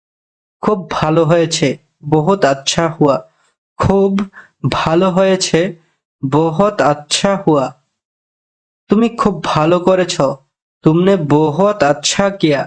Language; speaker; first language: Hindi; non-native, fluent; Bangla